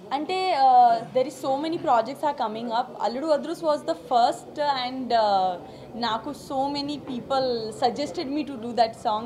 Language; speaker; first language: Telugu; non-native, learner; Gujarati